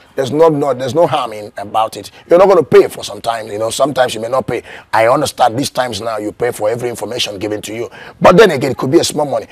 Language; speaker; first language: English; non-native, local second language; Igbo